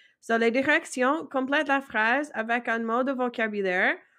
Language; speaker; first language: French; non-native, fluent; English